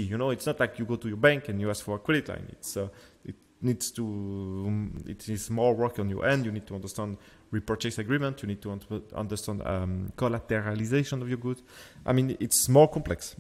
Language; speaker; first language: English; non-native, fluent; French